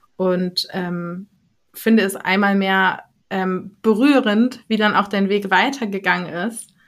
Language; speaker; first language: German; native; German